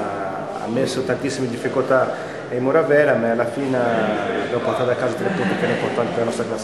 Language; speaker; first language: Italian; non-native, fluent; Portuguese